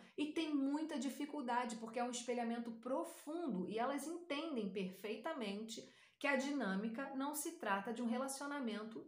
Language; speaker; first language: Portuguese; native; Portuguese